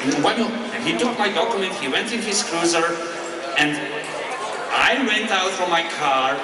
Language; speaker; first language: English; non-native, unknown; Serbian